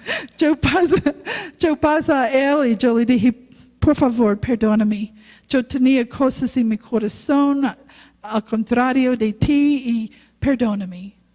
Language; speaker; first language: Spanish; non-native, learner; English